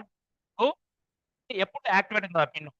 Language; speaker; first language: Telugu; native; Telugu